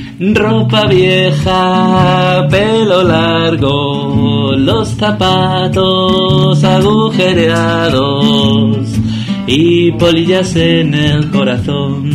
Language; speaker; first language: Spanish; native; Spanish